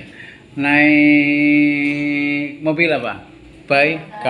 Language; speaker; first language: Indonesian; native; Indonesian